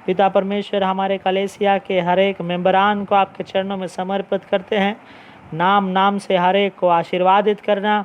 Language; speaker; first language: Hindi; non-native, local second language; Telugu